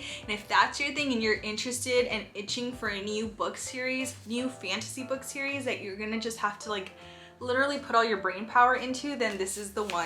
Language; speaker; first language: English; native; English